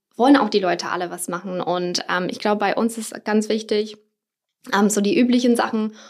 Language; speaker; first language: German; non-native, fluent; English